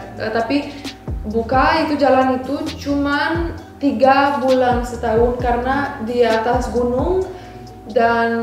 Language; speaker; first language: Indonesian; non-native, fluent; Romanian